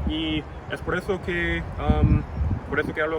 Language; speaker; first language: Spanish; non-native, fluent; English